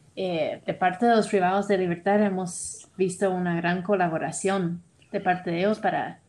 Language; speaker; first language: Spanish; non-native, fluent; English